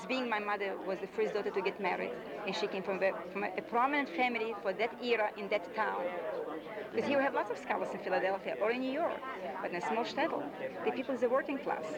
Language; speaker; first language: English; non-native, fluent; Yiddish